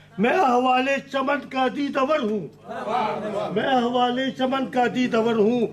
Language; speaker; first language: Urdu; non-native, local second language; Pashto